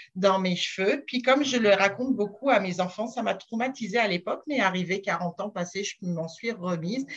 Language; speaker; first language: French; native; French